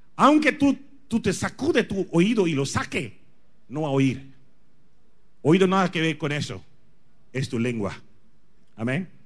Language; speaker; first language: Spanish; non-native, fluent; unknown